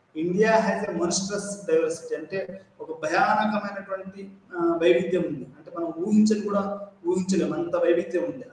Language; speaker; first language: Telugu; non-native, local second language; Urdu